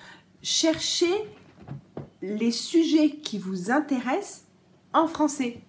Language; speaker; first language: French; native; French